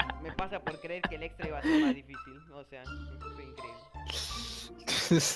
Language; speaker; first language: Spanish; native; Spanish